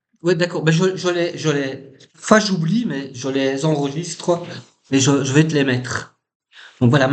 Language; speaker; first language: French; native; French